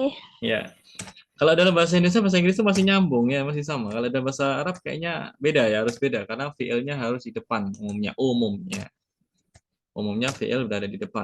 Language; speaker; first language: Indonesian; native; Indonesian